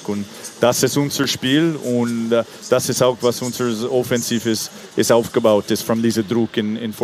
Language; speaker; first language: German; non-native, fluent; English